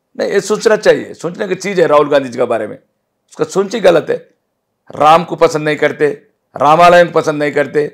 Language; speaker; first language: Hindi; non-native, local second language; Telugu